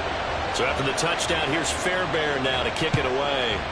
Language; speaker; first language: English; native; English